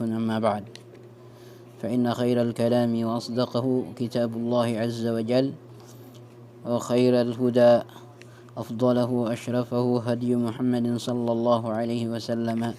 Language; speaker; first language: Arabic; non-native, fluent; Tausug